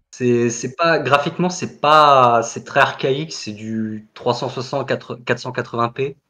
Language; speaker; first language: French; native; French